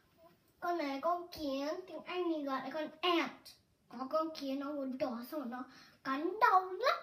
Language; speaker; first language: Vietnamese; early bilingual, heritage; Vietnamese